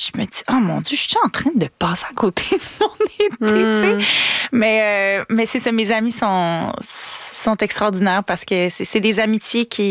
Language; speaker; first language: French; native; French